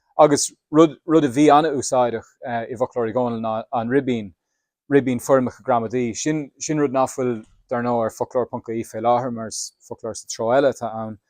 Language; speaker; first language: Irish; native; Irish